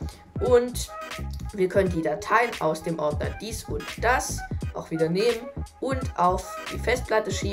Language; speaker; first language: German; native; German